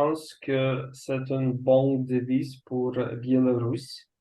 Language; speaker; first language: French; non-native, learner; Russian